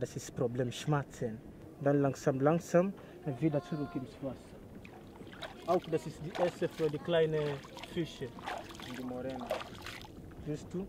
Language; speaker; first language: German; non-native, learner; Swahili